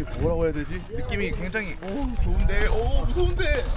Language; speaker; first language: Korean; native; Korean